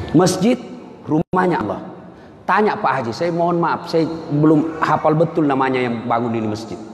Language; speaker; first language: Indonesian; non-native, local second language; Buginese